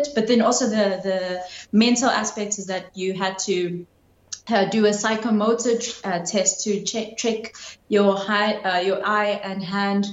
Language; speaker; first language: English; non-native, local second language; Zulu